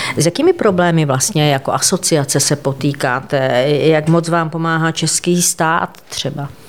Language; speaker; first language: Czech; native; Czech